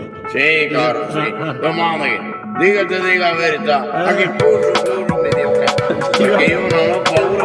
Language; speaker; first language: Italian; non-native, local second language; Venetian